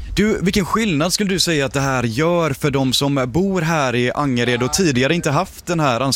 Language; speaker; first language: Swedish; native; Swedish